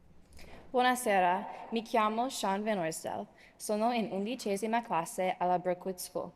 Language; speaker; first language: Italian; non-native, learner; English